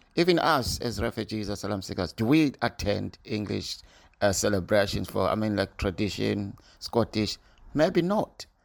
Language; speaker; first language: English; non-native, local second language; North Ndebele